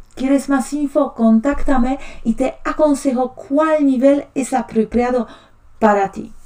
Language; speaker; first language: Spanish; non-native, fluent; Polish